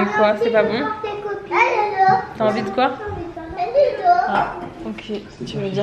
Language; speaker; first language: French; native; French